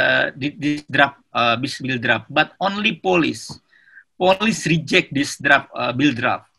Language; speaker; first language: English; non-native, learner; Indonesian